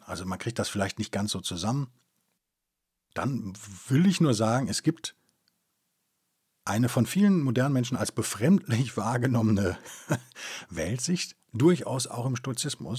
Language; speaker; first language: German; native; German